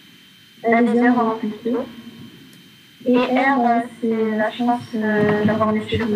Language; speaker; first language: French; non-native, local second language; Arabic